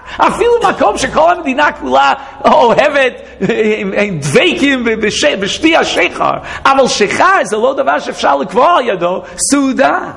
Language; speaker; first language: Hebrew; non-native, fluent; English